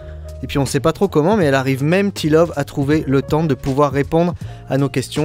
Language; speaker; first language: French; native; French